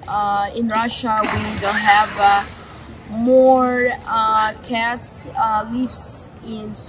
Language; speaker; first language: English; non-native, learner; Russian